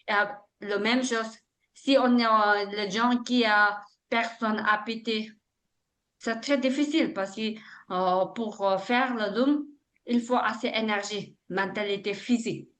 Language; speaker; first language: French; non-native, learner; Tibetan